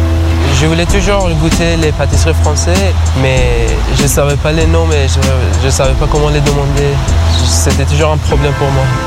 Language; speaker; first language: French; non-native, learner; Persian